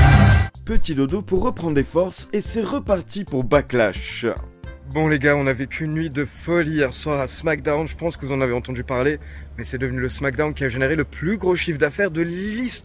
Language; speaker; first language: French; native; French